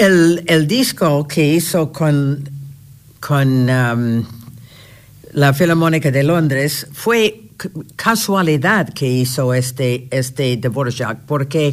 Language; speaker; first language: Spanish; non-native, fluent; English